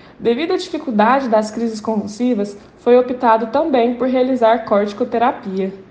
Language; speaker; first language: Portuguese; native; Portuguese